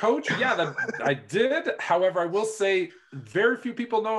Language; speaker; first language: English; native; English